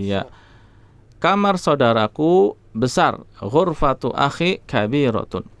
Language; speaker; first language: Arabic; non-native, fluent; Indonesian